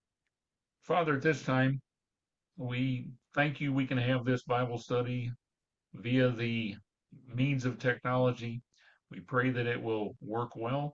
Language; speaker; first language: English; native; English